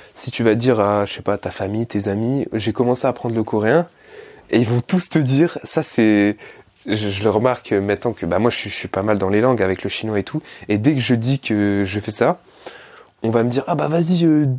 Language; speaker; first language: French; native; French